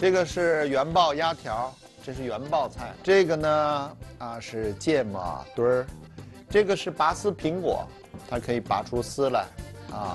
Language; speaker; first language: Chinese; native; Chinese